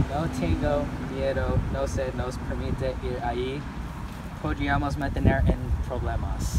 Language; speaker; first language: Spanish; non-native, learner; English